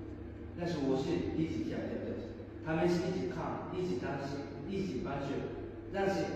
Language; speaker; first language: Chinese; non-native, learner; Japanese